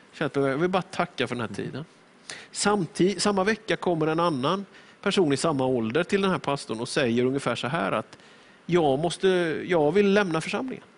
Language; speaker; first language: Swedish; native; Swedish